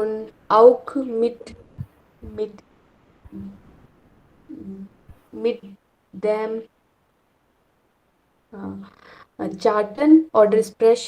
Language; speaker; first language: German; non-native, learner; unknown